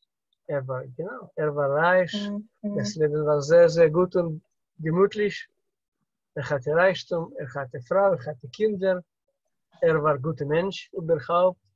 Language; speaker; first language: German; non-native, learner; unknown